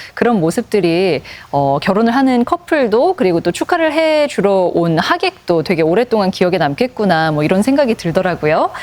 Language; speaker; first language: Korean; native; Korean